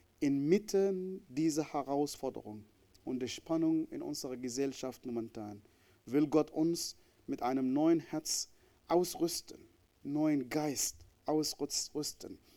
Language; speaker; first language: German; non-native, fluent; Arabic